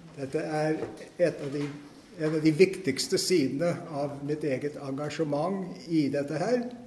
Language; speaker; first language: Norwegian; non-native, fluent; English